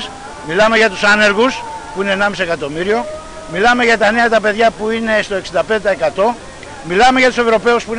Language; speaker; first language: Greek; native; Greek